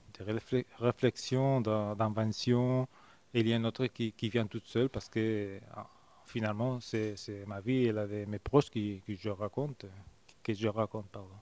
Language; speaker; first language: French; non-native, fluent; Spanish